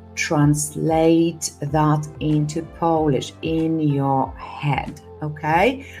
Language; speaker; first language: English; non-native, fluent; Polish